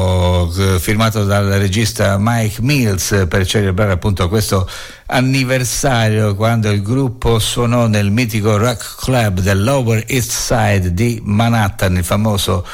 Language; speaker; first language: Italian; native; Italian